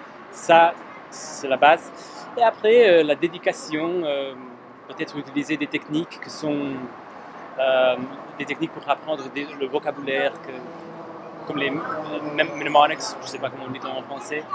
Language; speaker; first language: French; non-native, fluent; Slovak